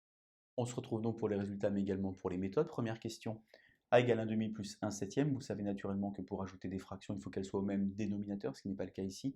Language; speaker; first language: French; native; French